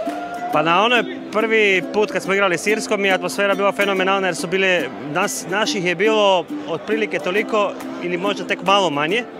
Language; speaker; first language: Croatian; native; Croatian